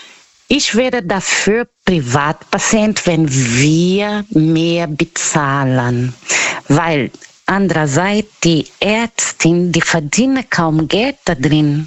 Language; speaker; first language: German; non-native, fluent; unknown